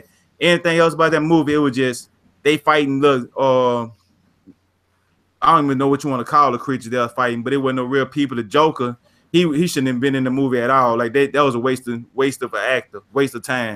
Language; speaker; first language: English; native; English